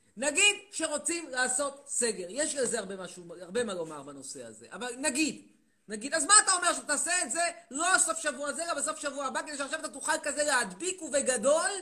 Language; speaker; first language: Hebrew; native; Hebrew